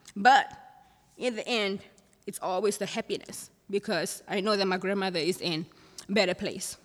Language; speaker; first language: English; non-native, fluent; Thai